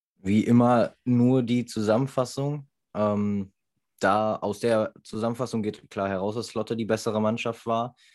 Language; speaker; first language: German; native; German